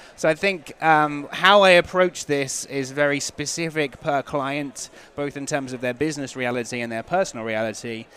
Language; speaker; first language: English; native; English